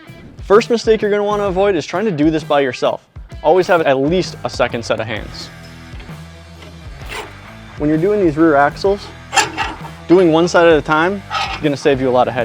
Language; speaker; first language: English; native; English